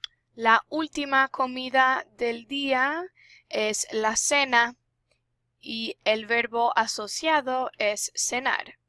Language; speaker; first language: Spanish; non-native, fluent; English